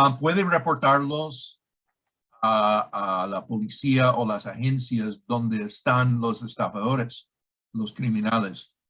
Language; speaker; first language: Spanish; non-native, learner; English